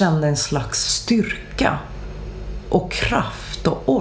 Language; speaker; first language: Swedish; early bilingual, other home language; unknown